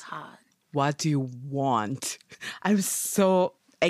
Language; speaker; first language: English; non-native, learner; Japanese